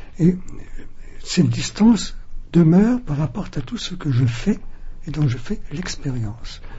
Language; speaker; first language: French; non-native, fluent; German